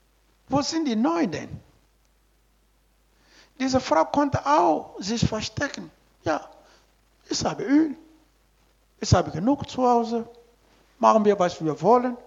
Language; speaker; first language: German; non-native, learner; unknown